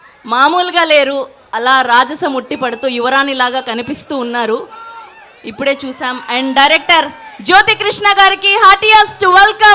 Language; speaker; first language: Telugu; native; Telugu